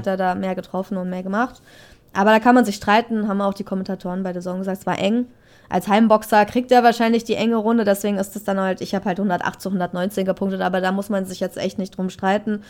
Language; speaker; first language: German; native; German